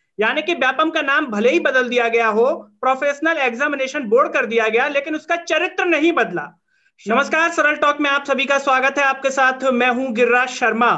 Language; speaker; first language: Hindi; native; Hindi